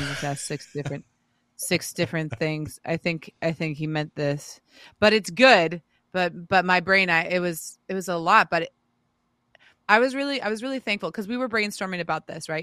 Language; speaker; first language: English; native; English